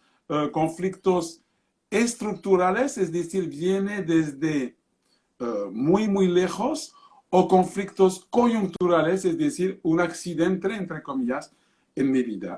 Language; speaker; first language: Spanish; non-native, fluent; French